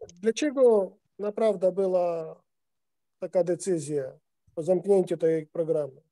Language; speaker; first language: Polish; non-native, fluent; Ukrainian